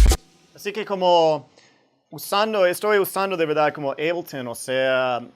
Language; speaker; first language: Spanish; non-native, fluent; English